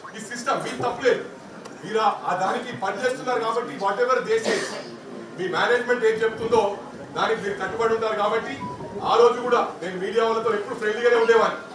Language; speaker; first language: Telugu; native; Telugu